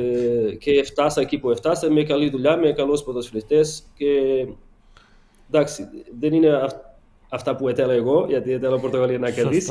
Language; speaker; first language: Greek; non-native, learner; Portuguese